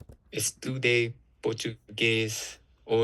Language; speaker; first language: Portuguese; non-native, learner; English